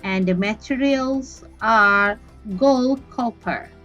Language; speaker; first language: English; non-native, local second language; Malay